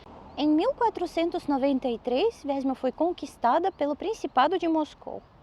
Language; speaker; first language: Portuguese; non-native, fluent; Russian